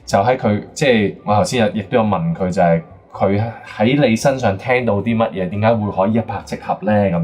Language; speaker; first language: Cantonese; native; Cantonese